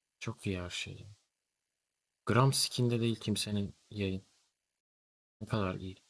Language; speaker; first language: Turkish; native; Turkish